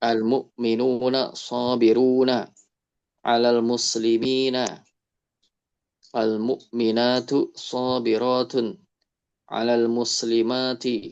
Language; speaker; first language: Arabic; non-native, learner; Indonesian